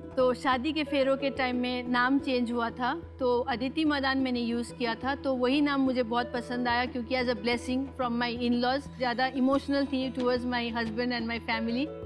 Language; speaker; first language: Hindi; non-native, local second language; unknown